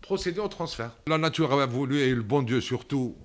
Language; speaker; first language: French; non-native, local second language; Arabic